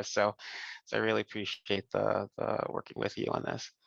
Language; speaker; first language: English; native; English